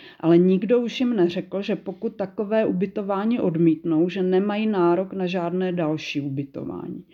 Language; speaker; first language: Czech; native; Czech